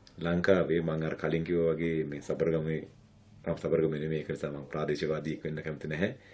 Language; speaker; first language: Sinhala; non-native, local second language; Tamil